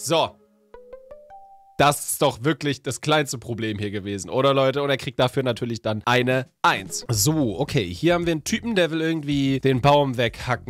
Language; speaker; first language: German; native; German